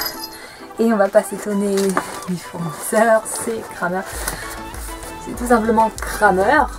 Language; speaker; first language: French; native; French